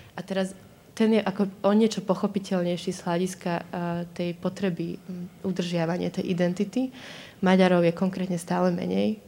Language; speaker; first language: Slovak; non-native, local second language; Hungarian